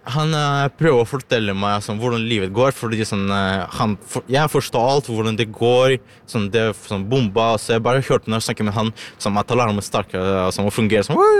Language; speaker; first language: Norwegian; early bilingual, other home language; Ukrainian